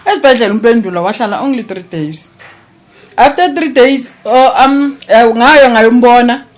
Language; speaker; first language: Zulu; native; Zulu